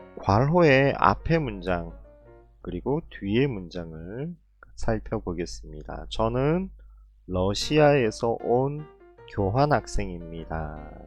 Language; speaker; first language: Korean; native; Korean